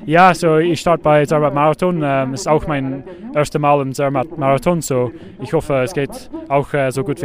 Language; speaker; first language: German; non-native, learner; English